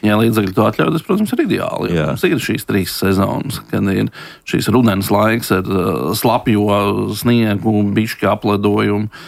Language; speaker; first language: Latvian; native; Latvian